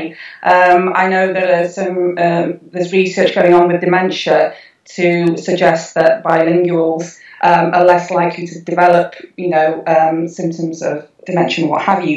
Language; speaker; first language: English; non-native, local second language; Welsh